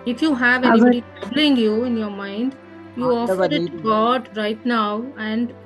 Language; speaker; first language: English; non-native, local second language; Tamil